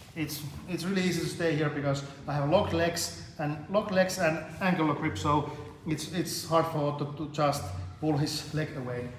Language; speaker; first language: English; non-native, fluent; Finnish